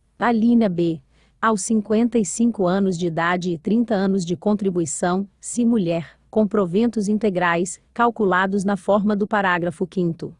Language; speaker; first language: Portuguese; native; Portuguese